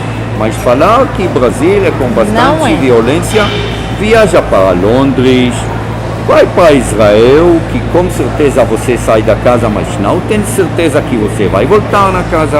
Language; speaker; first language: Portuguese; non-native, fluent; Hebrew